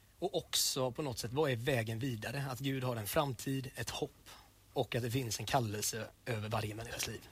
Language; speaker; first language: Swedish; native; Swedish